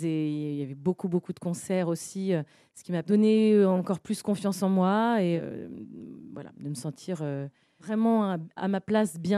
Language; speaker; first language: French; native; French